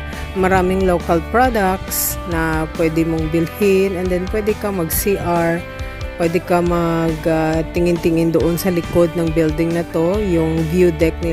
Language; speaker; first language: Filipino; non-native, local second language; Hiligaynon